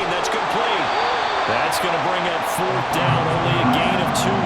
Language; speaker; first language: English; native; English